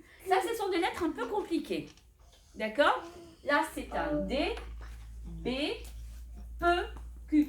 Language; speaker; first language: French; native; French